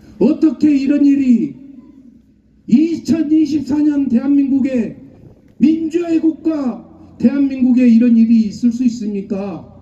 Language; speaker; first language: Korean; native; Korean